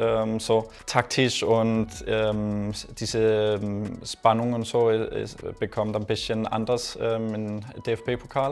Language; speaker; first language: German; non-native, learner; Danish